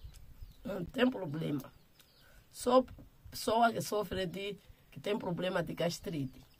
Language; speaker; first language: Portuguese; non-native, local second language; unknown